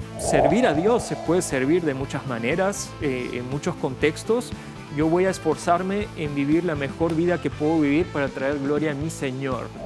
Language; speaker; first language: Spanish; early bilingual, other home language; Bulgarian